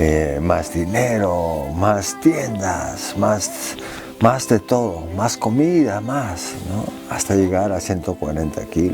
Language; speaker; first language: Spanish; early bilingual, heritage; Spanish